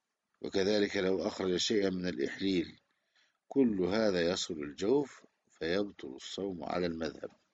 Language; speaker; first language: Arabic; native; Arabic